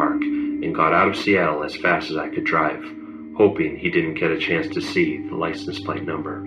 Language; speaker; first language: English; native; English